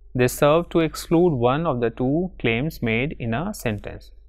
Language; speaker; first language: English; non-native, local second language; Hindi